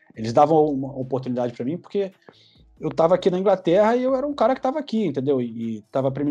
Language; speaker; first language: Portuguese; early bilingual, other home language; English